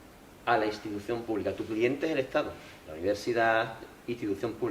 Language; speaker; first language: Spanish; native; Spanish